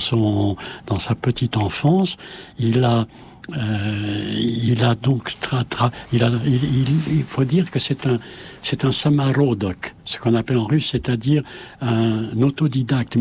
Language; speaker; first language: French; native; French